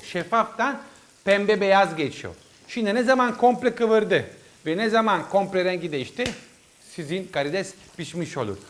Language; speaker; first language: Turkish; non-native, learner; Italian